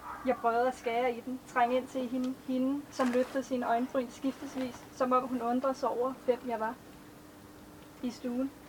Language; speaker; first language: Danish; native; Danish